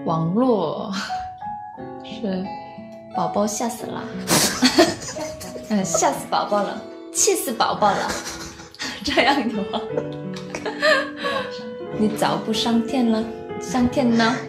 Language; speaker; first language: Chinese; non-native, learner; Korean